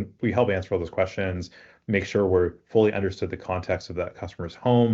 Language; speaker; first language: English; native; English